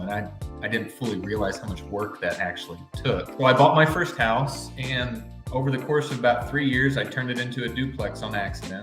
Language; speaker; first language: English; native; English